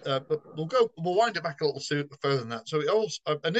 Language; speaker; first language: English; native; English